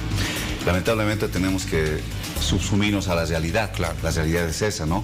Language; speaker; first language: Spanish; native; Spanish